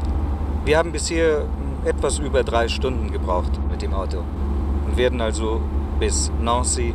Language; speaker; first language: German; native; German